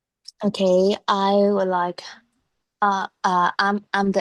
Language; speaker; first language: English; non-native, learner; Vietnamese